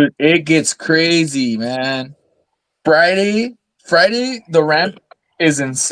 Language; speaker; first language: English; native; English